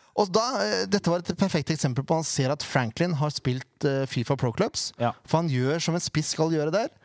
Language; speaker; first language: Norwegian; native; Norwegian